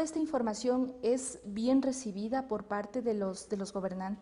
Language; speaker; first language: Spanish; native; Spanish